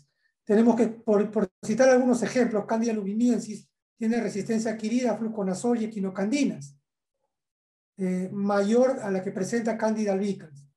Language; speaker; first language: Spanish; native; Spanish